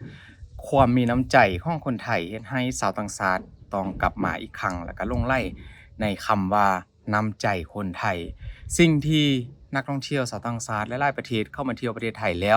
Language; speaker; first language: Thai; non-native, local second language; Northeastern Thai